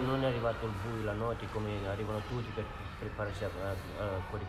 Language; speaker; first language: Italian; non-native, fluent; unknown